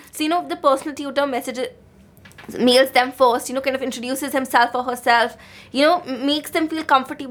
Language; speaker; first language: English; non-native, local second language; Hindi